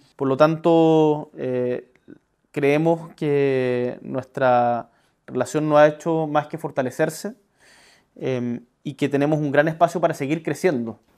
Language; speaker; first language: Spanish; native; Spanish